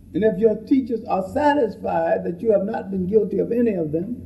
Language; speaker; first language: English; native; English